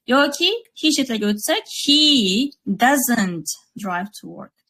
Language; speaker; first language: English; non-native, fluent; Uzbek